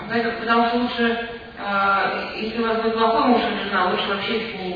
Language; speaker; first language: Russian; native; Russian